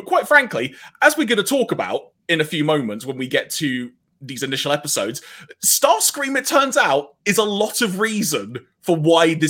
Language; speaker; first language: English; native; English